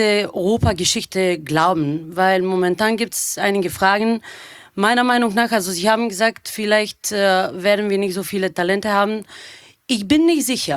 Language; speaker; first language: German; non-native, fluent; Bulgarian